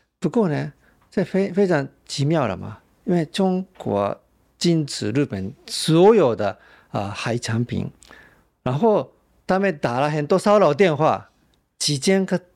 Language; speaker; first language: Chinese; non-native, fluent; Japanese